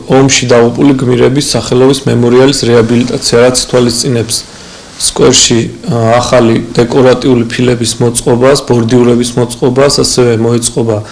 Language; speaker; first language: Georgian; native; Georgian